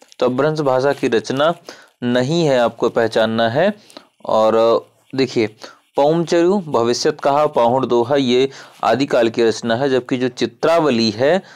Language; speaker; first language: Hindi; native; Hindi